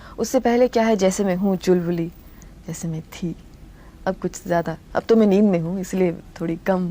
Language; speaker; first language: Hindi; non-native, local second language; Tamil